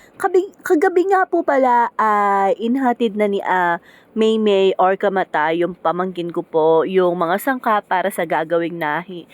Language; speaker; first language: Filipino; non-native, local second language; Pampanga